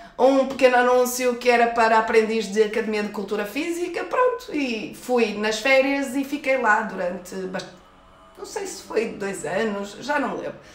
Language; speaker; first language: Portuguese; native; Portuguese